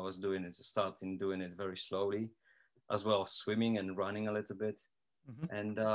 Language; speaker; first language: English; non-native, fluent; Polish